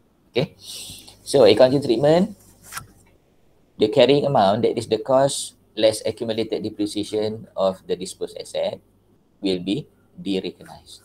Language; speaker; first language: English; non-native, local second language; Malay